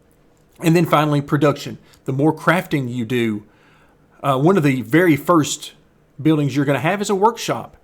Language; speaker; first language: English; native; English